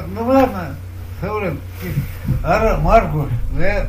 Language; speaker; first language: Estonian; non-native, local second language; Russian